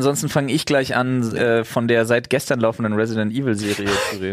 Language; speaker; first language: German; native; German